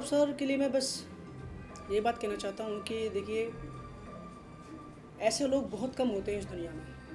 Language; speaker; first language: Hindi; native; Hindi